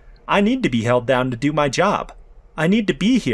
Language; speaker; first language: English; native; English